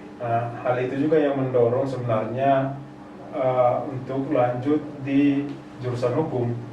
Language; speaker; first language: Indonesian; native; Indonesian